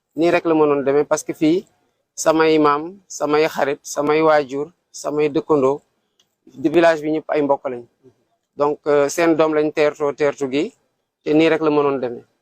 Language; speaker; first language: Wolof; non-native, local second language; Serer